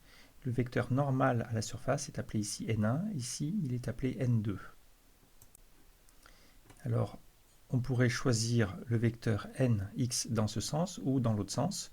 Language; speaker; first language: French; native; French